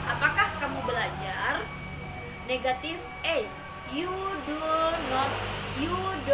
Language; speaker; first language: English; non-native, learner; Indonesian